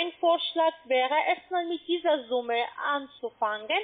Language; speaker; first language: German; non-native, fluent; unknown